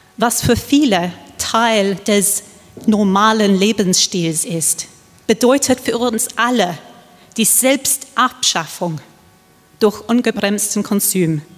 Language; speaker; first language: German; non-native, fluent; English